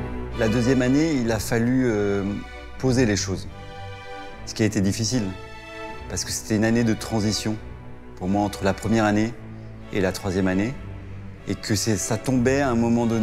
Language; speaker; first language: French; native; French